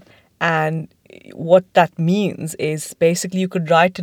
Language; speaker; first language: English; non-native, local second language; Hindi